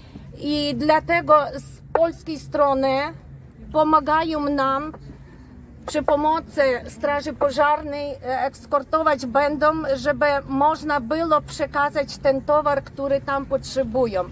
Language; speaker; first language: Polish; non-native, fluent; Ukrainian